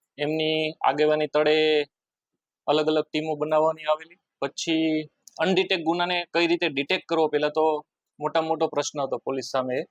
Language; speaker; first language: Gujarati; native; Gujarati